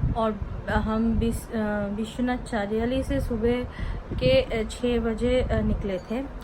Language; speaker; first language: Hindi; non-native, local second language; Bangla